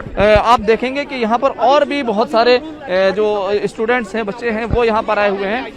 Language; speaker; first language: Hindi; native; Hindi